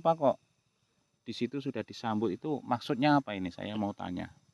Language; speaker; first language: Indonesian; native; Indonesian